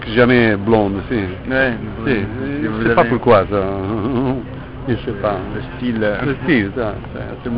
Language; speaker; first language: French; non-native, fluent; Italian